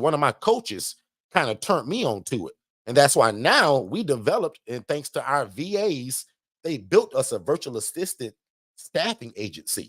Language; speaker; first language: English; native; English